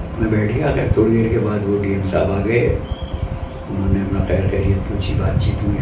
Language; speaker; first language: Urdu; native; Urdu